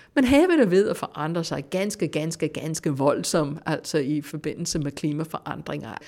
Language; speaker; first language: Danish; non-native, fluent; English